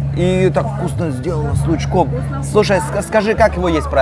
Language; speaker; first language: Russian; native; Russian